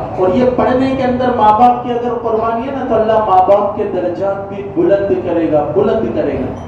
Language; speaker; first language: Urdu; native; Urdu